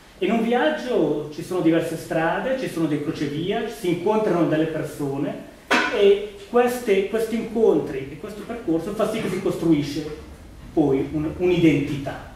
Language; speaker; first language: Italian; native; Italian